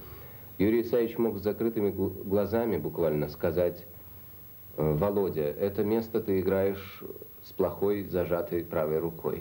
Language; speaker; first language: Russian; native; Russian